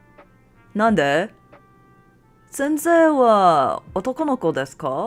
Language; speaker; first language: Japanese; non-native, learner; English